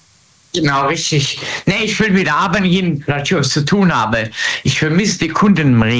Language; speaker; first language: German; native; German